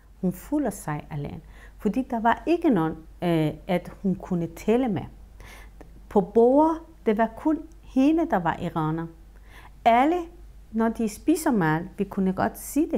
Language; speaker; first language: Danish; non-native, fluent; Persian